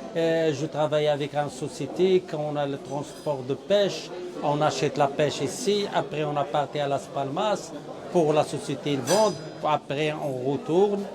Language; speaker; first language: French; non-native, learner; Arabic